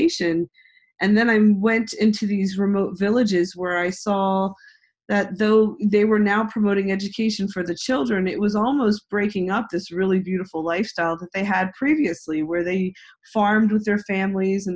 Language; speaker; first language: English; native; English